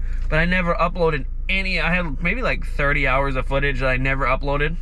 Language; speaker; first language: English; native; English